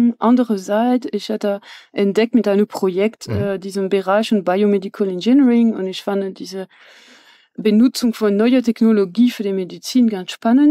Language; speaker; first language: German; non-native, fluent; French